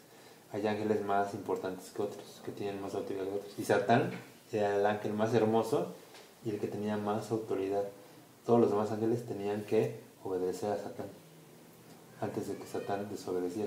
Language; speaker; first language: Spanish; native; Spanish